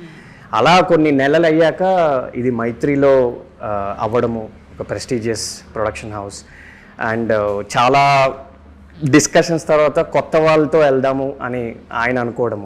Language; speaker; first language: Telugu; native; Telugu